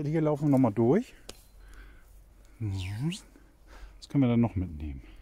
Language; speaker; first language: German; native; German